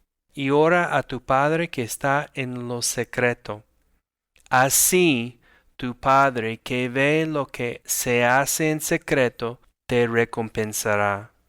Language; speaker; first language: Spanish; non-native, fluent; English